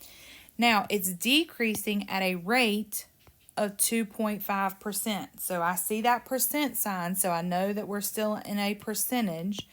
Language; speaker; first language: English; native; English